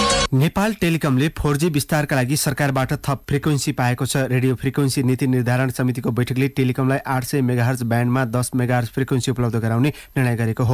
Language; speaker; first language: Nepali; native; Nepali